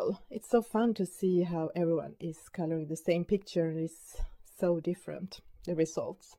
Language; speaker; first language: English; non-native, fluent; Swedish